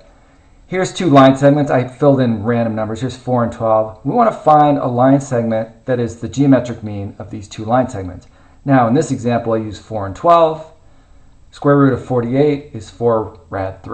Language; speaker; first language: English; native; English